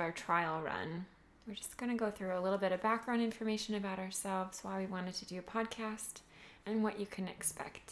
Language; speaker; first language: English; native; English